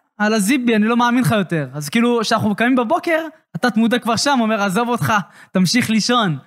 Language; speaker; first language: Hebrew; native; Hebrew